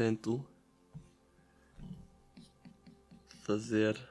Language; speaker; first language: Portuguese; non-native, learner; Italian